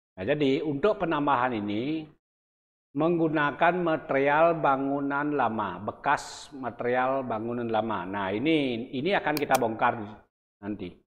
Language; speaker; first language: Indonesian; non-native, local second language; Balinese